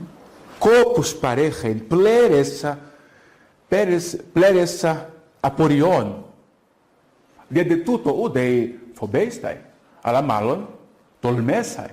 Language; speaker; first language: Greek; non-native, fluent; Portuguese